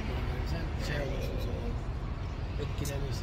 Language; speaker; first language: Turkish; native; Turkish